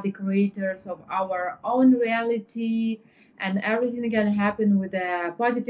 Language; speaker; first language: English; non-native, fluent; Ukrainian